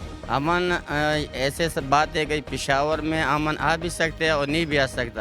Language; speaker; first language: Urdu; non-native, local second language; Pashto